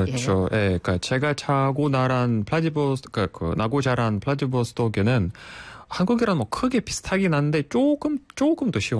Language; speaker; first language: Korean; non-native, fluent; Russian